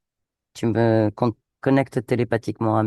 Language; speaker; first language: French; native; French